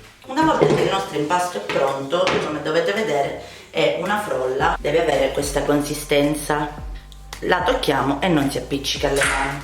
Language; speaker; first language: Italian; native; Italian